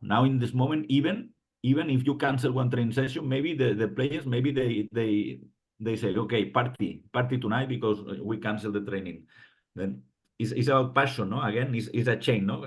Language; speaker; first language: English; non-native, fluent; Spanish